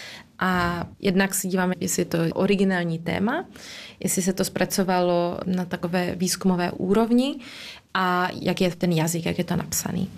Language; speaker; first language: Czech; early bilingual, heritage; Czech